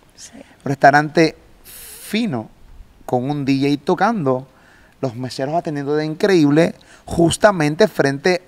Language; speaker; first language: Spanish; native; Spanish